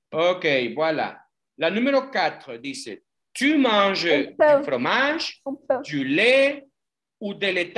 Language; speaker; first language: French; non-native, learner; Spanish